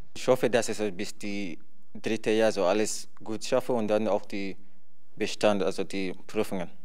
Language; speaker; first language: German; non-native, learner; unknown